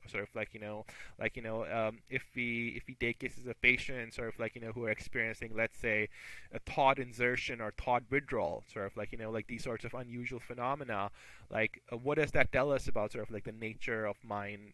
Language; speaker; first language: English; non-native, local second language; Urdu